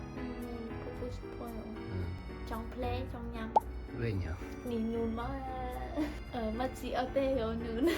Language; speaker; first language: Korean; non-native, learner; Khmer